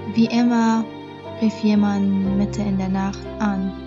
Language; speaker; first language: German; non-native, fluent; Persian